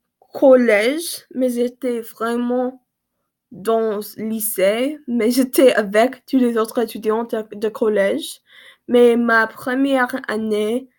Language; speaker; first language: French; non-native, learner; English